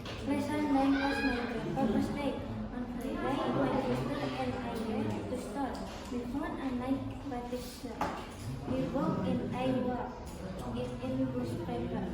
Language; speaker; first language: English; non-native, learner; Indonesian